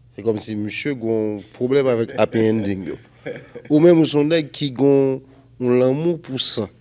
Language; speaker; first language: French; non-native, local second language; Haitian Creole